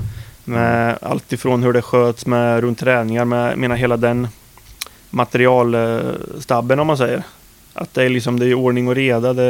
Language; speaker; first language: Swedish; native; Swedish